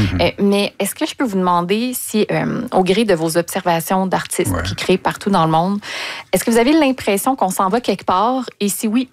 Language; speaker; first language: French; native; French